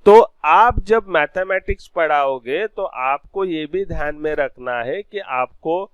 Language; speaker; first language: Hindi; non-native, local second language; Marathi